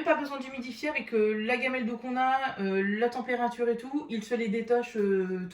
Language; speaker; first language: French; native; French